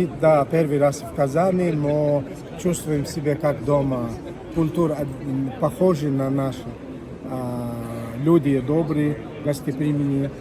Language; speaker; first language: Russian; non-native, fluent; Arabic